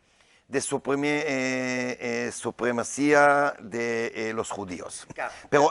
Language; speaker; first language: Spanish; non-native, learner; Hebrew